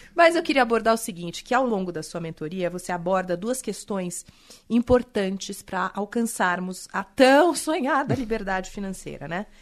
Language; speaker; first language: Portuguese; native; Portuguese